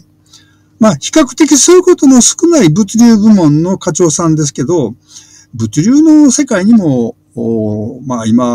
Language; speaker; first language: Japanese; native; Japanese